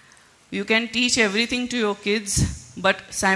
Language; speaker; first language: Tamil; non-native, local second language; Gujarati